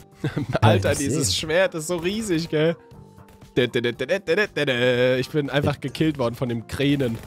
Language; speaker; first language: German; native; German